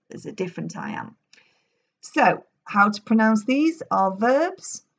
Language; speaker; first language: English; native; English